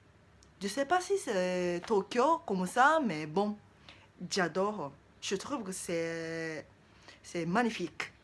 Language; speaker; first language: French; non-native, learner; Japanese